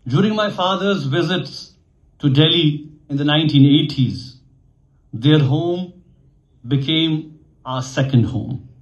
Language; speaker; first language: English; non-native, local second language; Urdu